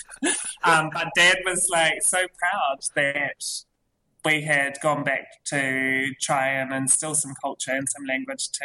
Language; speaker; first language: English; native; English